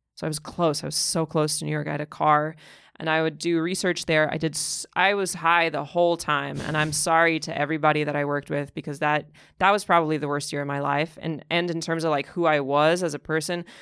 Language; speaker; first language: English; early bilingual, other home language; Russian